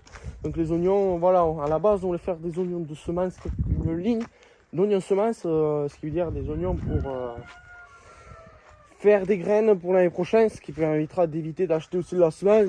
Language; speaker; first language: French; native; French